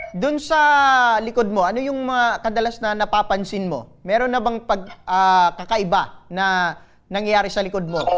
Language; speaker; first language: Filipino; non-native, local second language; Bikol